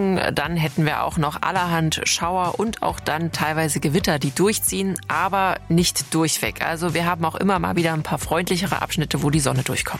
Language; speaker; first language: German; native; German